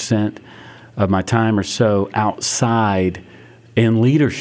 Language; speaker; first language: English; native; English